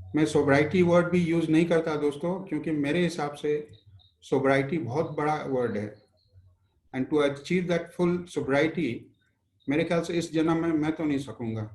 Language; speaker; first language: Hindi; non-native, local second language; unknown